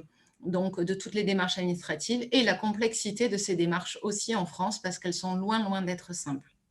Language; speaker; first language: French; native; French